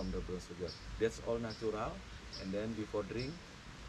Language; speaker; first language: English; non-native, learner; Indonesian